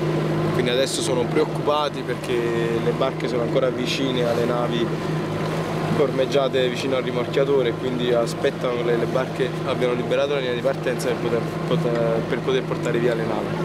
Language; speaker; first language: Italian; native; Italian